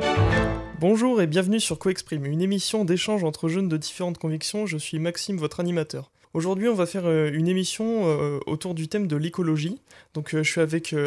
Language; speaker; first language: French; native; French